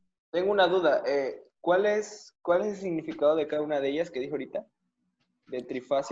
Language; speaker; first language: Spanish; native; Spanish